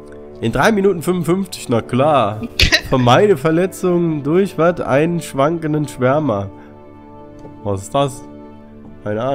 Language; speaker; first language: German; native; German